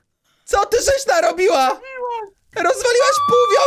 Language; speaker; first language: Polish; native; Polish